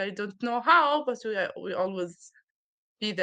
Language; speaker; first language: English; non-native, learner; Arabic